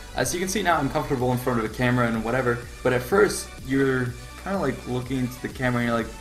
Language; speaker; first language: English; native; English